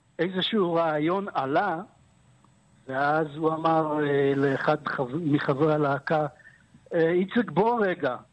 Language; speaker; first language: Hebrew; early bilingual, other home language; Polish